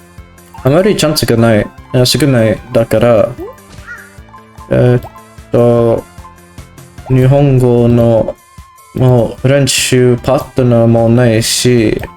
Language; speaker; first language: Japanese; non-native, learner; English